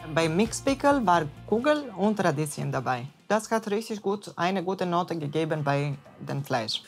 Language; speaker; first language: German; non-native, fluent; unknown